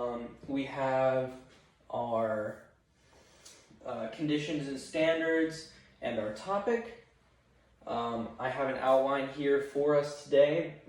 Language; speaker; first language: English; native; English